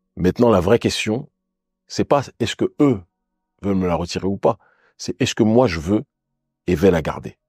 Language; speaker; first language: French; native; French